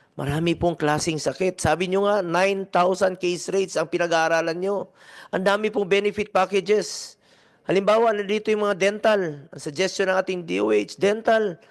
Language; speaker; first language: Filipino; native; Filipino